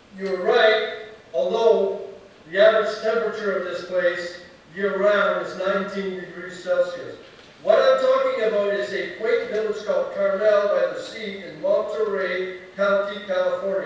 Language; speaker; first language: English; native; English